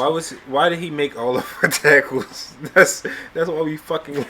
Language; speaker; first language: English; native; English